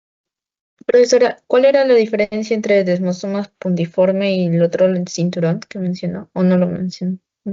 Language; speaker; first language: Spanish; native; Spanish